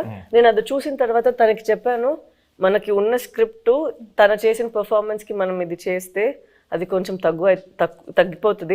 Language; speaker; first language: Telugu; non-native, fluent; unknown